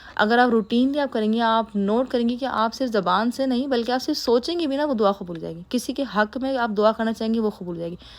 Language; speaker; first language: Urdu; native; Urdu